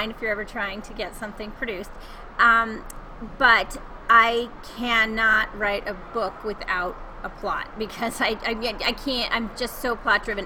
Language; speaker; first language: English; native; English